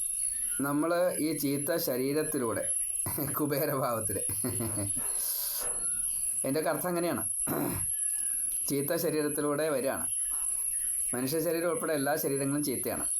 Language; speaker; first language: Malayalam; native; Malayalam